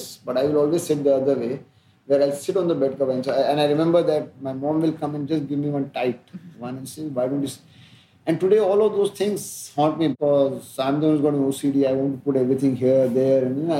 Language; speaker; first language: English; non-native, local second language; Hindi